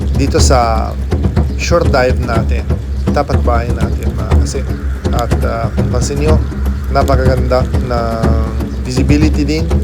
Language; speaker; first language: Filipino; non-native, fluent; Italian